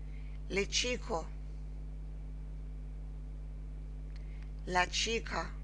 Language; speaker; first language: Spanish; non-native, learner; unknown